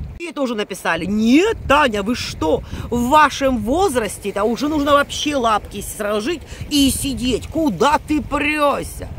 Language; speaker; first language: Russian; native; Russian